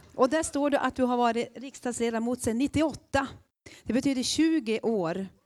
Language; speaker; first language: Swedish; native; Swedish